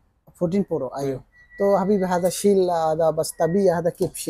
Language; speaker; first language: Arabic; non-native, learner; Bangla